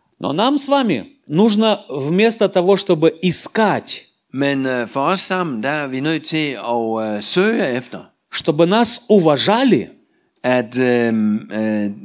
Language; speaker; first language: Danish; non-native, learner; Russian